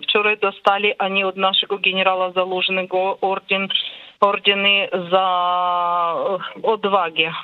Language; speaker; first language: Polish; non-native, learner; Ukrainian